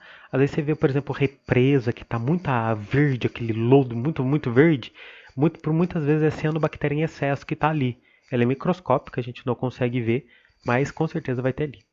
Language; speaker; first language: Portuguese; native; Portuguese